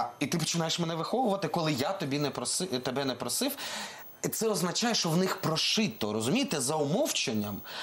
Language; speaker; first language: Ukrainian; non-native, local second language; Russian